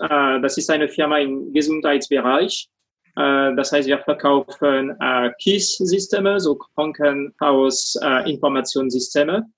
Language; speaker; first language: German; non-native, fluent; French